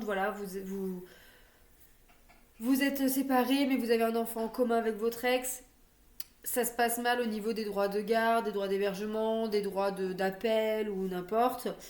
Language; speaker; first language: French; native; French